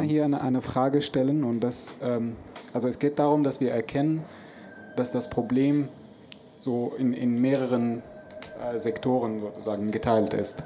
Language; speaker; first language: German; non-native, fluent; Arabic